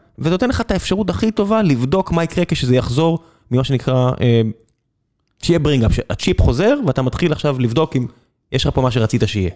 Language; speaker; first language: Hebrew; native; Hebrew